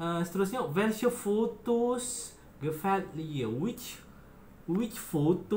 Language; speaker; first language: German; non-native, learner; Malay